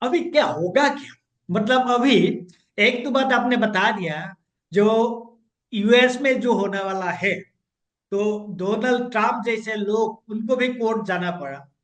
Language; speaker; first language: Hindi; non-native, local second language; Assamese